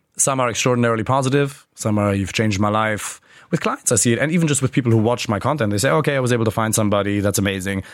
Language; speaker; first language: English; non-native, fluent; German